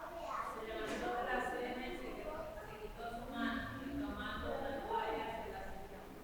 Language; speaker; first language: Spanish; native; Spanish